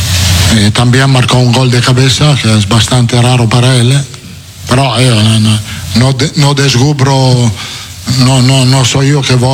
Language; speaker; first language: Portuguese; non-native, fluent; Italian